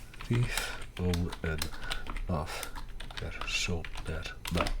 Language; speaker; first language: Swedish; non-native, learner; Dutch